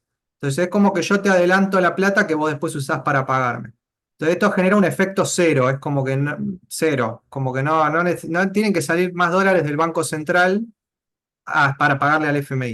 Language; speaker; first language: Spanish; native; Spanish